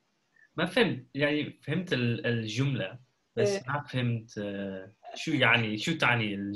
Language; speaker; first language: Arabic; non-native, learner; Dutch